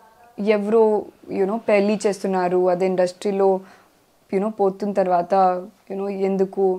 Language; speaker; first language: Telugu; non-native, local second language; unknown